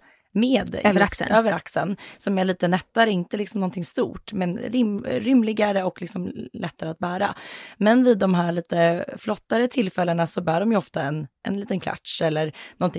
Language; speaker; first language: Swedish; native; Swedish